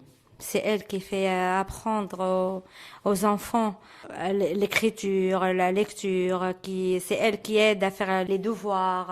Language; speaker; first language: French; non-native, fluent; Arabic